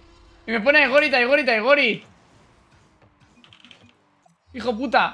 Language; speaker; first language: Spanish; native; Spanish